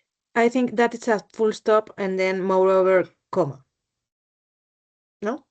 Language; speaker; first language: English; non-native, learner; Spanish